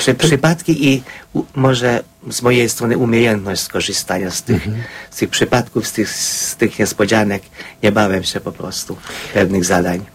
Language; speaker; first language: Polish; non-native, fluent; Hungarian